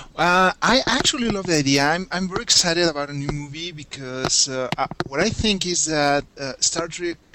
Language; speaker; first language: English; non-native, fluent; Spanish